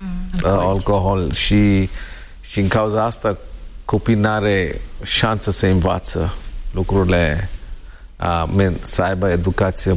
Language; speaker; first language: Romanian; non-native, learner; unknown